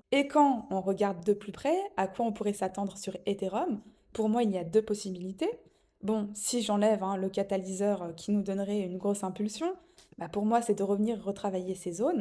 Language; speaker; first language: French; native; French